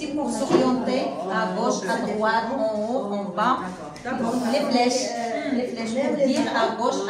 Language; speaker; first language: French; non-native, local second language; Arabic